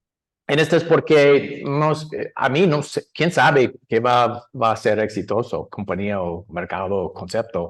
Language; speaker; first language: Spanish; non-native, learner; English